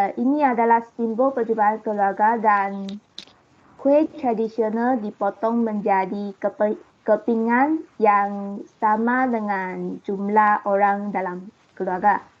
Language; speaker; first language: Malay; non-native, local second language; Chinese